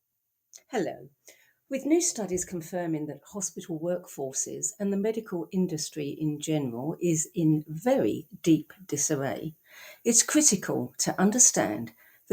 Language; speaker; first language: English; native; English